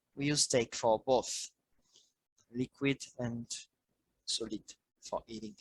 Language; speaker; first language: English; non-native, learner; French